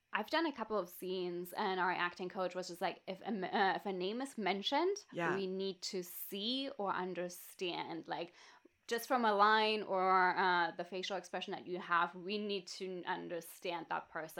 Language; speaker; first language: English; non-native, fluent; Russian